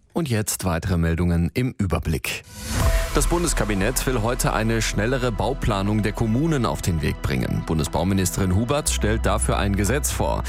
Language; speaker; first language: German; native; German